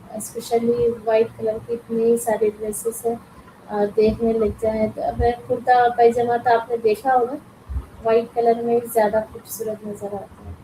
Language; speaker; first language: Urdu; native; Urdu